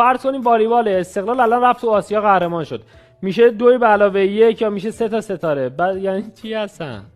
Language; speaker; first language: Persian; native; Persian